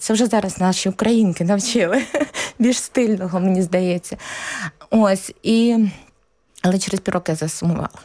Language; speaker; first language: Ukrainian; native; Ukrainian